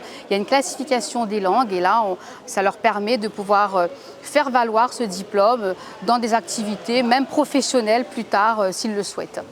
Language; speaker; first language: French; native; French